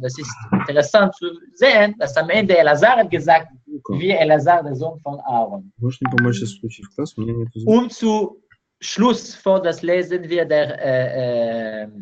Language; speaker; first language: German; non-native, learner; Hebrew